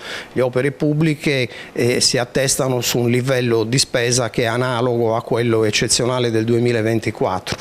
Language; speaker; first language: Italian; native; Italian